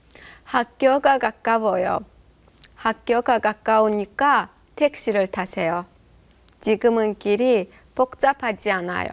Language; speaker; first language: Korean; non-native, learner; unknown